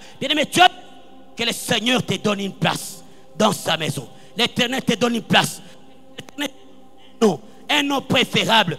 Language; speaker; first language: French; non-native, local second language; Lingala